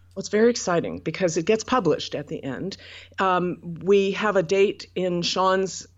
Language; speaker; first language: English; native; English